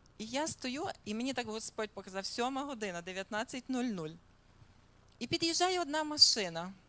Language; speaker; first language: Ukrainian; native; Ukrainian